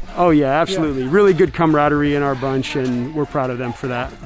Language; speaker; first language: English; native; English